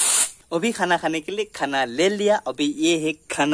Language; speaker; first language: Hindi; non-native, local second language; Bodo